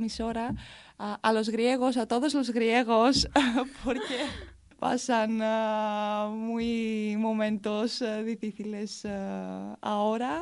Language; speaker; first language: Spanish; non-native, fluent; Greek